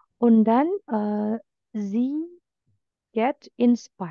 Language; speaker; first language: German; non-native, fluent; Indonesian